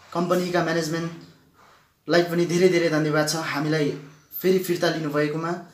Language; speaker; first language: Nepali; native; Nepali